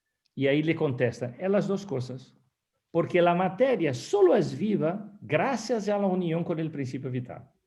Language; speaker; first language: Spanish; non-native, fluent; Portuguese